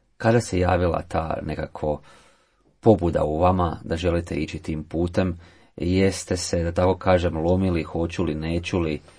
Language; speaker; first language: Croatian; native; Croatian